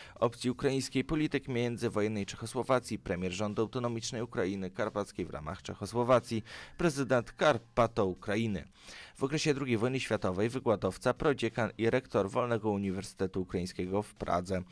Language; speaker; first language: Polish; native; Polish